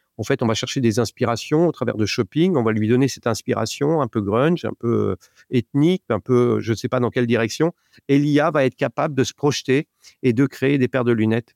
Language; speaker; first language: French; native; French